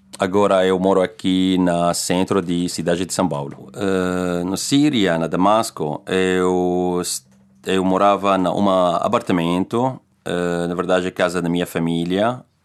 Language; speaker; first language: Portuguese; non-native, learner; Arabic